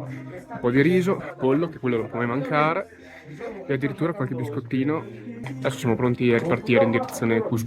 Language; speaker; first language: Italian; native; Italian